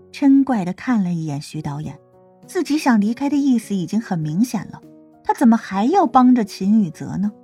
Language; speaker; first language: Chinese; native; Chinese